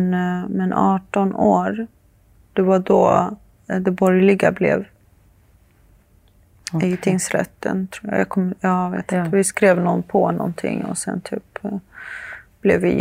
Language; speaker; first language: Swedish; early bilingual, other home language; Arabic